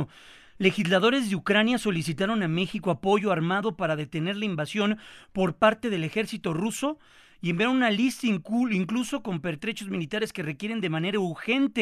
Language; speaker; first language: Spanish; native; Spanish